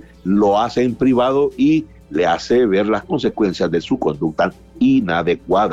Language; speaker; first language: Spanish; native; Spanish